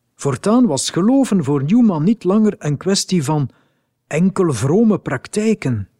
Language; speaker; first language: Dutch; native; Dutch